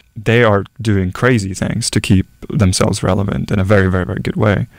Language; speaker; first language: English; non-native, fluent; Norwegian